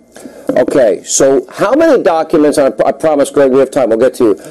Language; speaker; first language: English; native; English